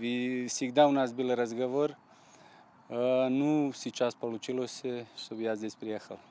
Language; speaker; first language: Russian; non-native, fluent; Serbian